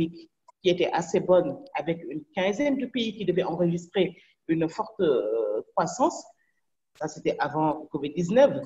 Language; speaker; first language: French; non-native, local second language; Wolof